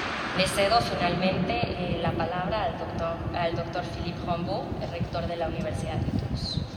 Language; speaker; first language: Spanish; native; Spanish